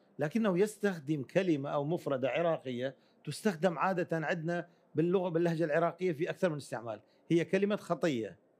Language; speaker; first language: Arabic; early bilingual, other home language; Kurdish